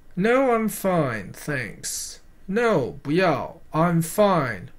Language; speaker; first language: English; non-native, fluent; Chinese